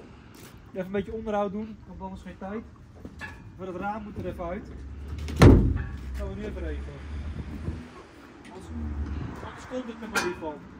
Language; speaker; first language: Dutch; native; Dutch